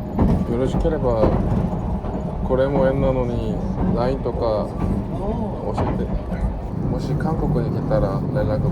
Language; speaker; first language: Japanese; non-native, learner; Korean